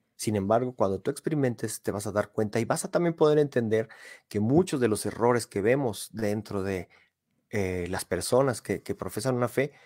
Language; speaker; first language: Spanish; native; Spanish